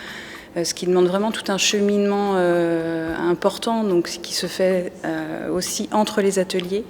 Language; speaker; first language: French; native; French